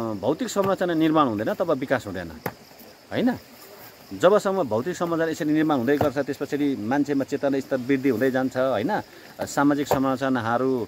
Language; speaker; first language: Nepali; native; Nepali